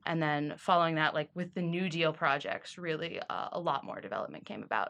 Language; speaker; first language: English; native; English